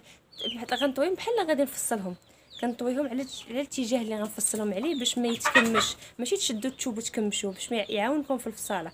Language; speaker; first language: Arabic; native; Arabic